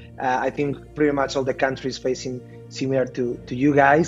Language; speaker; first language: English; non-native, fluent; Spanish